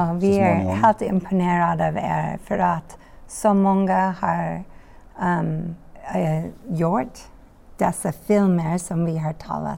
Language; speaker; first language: Swedish; non-native, learner; English